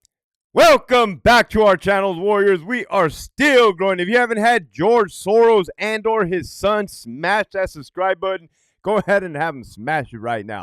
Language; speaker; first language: English; native; English